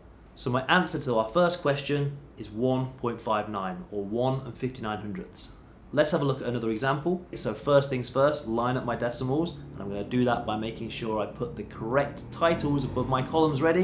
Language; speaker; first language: English; native; English